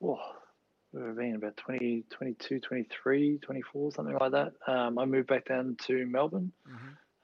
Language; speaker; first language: English; native; English